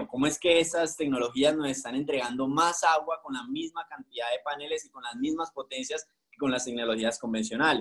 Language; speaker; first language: Spanish; native; Spanish